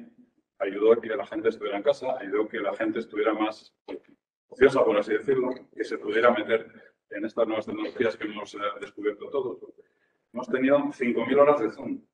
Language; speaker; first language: Spanish; native; Spanish